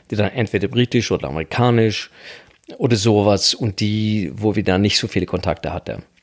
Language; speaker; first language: German; non-native, fluent; Swedish